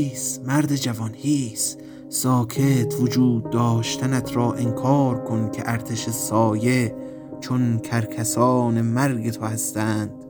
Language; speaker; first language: Persian; native; Persian